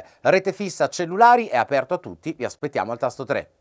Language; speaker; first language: Italian; native; Italian